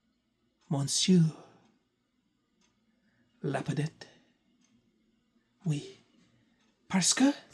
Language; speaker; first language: French; non-native, learner; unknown